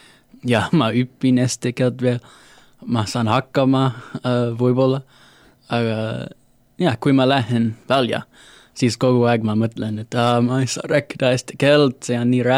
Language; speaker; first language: Estonian; non-native, learner; English